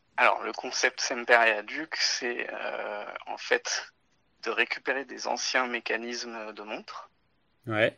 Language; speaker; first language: French; native; French